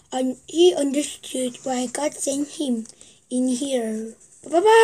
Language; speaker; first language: English; non-native, learner; Korean